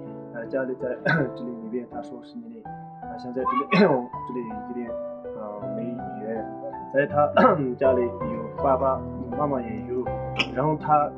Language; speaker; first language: Chinese; non-native, local second language; Tibetan